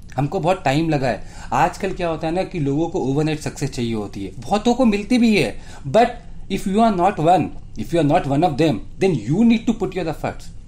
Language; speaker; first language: Hindi; native; Hindi